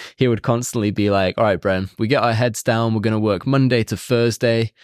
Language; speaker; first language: English; native; English